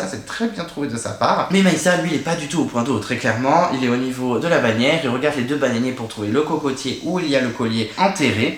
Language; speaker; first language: French; native; French